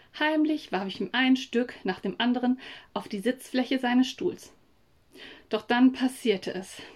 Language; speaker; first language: German; native; German